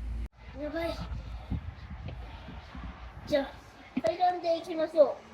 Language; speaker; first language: Japanese; native; Japanese